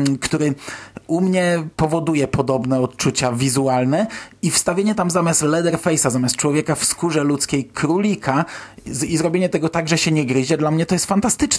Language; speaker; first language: Polish; native; Polish